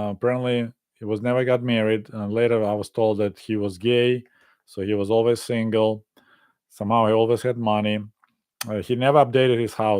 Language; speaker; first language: English; non-native, fluent; Russian